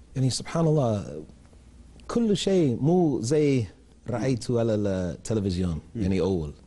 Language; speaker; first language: Arabic; non-native, fluent; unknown